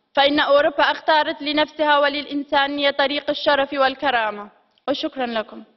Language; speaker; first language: Arabic; non-native, local second language; Kurdish